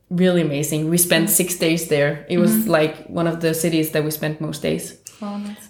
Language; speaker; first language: English; non-native, fluent; Danish